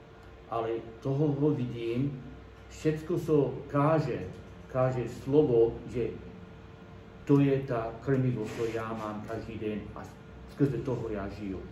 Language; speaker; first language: Czech; non-native, learner; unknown